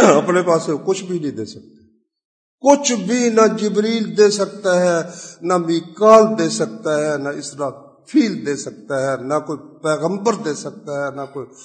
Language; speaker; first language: Urdu; non-native, local second language; Punjabi